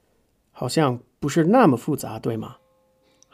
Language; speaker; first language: Chinese; non-native, fluent; English